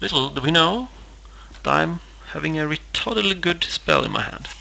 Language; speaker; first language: English; non-native, fluent; Swedish